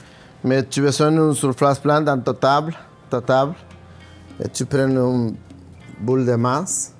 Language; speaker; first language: French; non-native, learner; Spanish